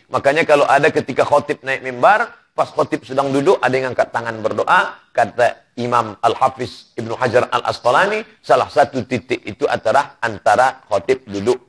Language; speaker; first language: Indonesian; native; Indonesian